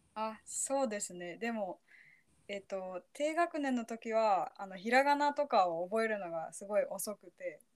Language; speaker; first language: Japanese; early bilingual, heritage; Japanese